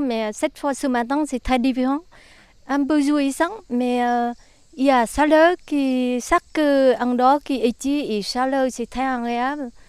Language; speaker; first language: French; non-native, learner; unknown